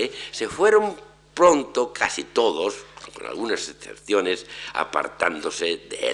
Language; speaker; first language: Spanish; native; Spanish